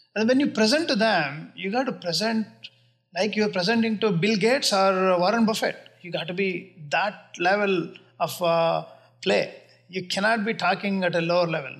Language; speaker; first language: English; non-native, local second language; Kannada